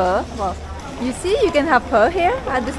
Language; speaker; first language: English; non-native, fluent; French